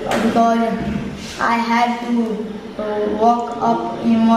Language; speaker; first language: English; non-native, learner; Hindi